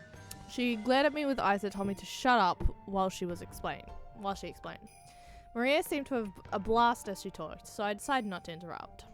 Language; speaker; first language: English; native; English